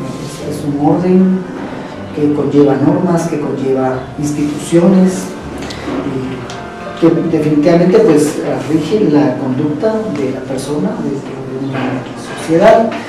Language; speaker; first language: Spanish; native; Spanish